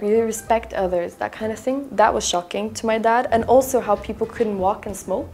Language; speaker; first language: English; native; English